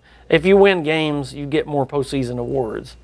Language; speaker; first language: English; native; English